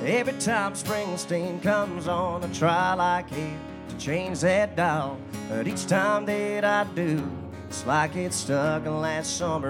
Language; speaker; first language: English; native; English